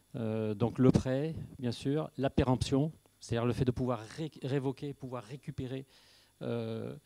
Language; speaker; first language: French; native; French